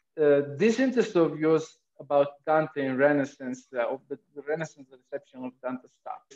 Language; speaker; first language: English; non-native, fluent; Italian